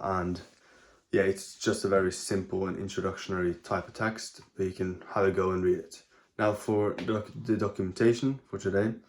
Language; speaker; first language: English; non-native, fluent; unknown